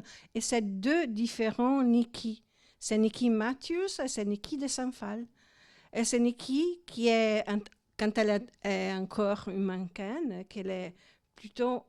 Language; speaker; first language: French; non-native, fluent; Italian